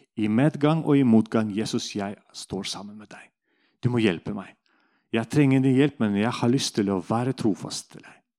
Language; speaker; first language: Norwegian; non-native, fluent; Russian